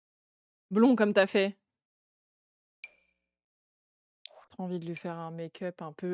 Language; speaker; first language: French; native; French